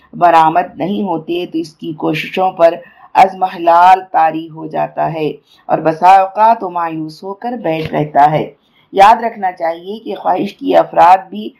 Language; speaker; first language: Urdu; native; Urdu